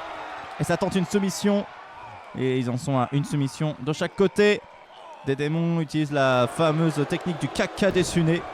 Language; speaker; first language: French; native; French